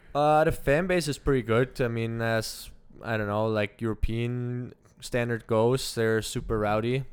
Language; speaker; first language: English; early bilingual, other home language; German